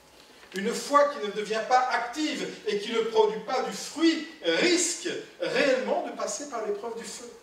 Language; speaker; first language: French; native; French